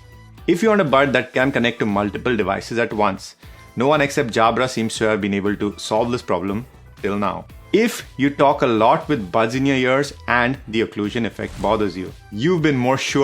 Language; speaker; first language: English; non-native, fluent; Dutch